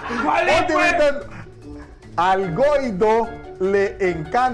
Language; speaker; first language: Spanish; native; Spanish